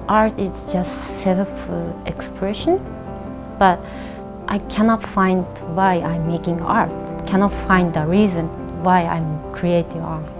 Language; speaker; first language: English; non-native, learner; Japanese